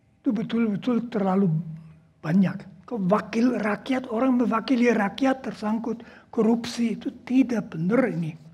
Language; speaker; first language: Indonesian; non-native, fluent; German